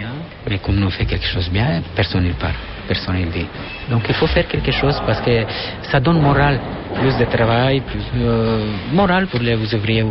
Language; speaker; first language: French; non-native, learner; Albanian